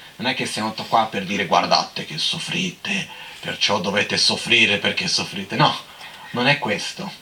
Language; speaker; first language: Italian; non-native, fluent; Portuguese